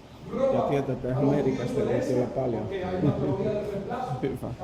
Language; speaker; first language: Finnish; non-native, fluent; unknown